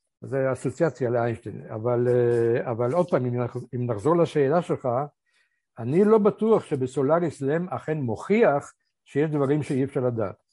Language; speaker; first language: Hebrew; early bilingual, other home language; Polish